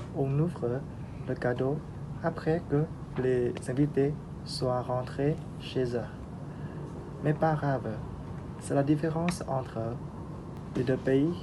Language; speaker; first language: French; non-native, learner; Vietnamese